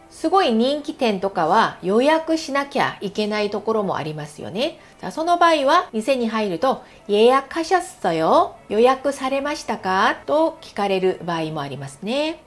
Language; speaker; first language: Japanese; non-native, fluent; Korean